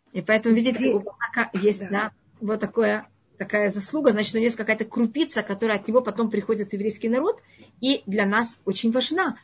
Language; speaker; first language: Russian; early bilingual, heritage; Russian